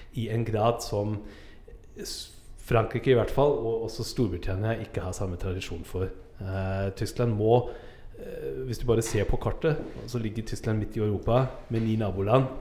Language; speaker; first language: Norwegian; non-native, fluent; German